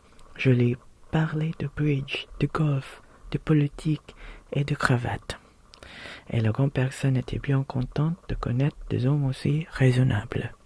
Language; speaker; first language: French; non-native, learner; Filipino